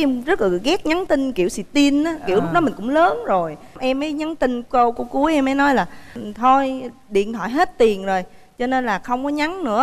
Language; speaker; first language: Vietnamese; native; Vietnamese